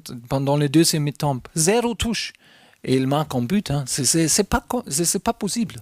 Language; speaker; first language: French; non-native, fluent; German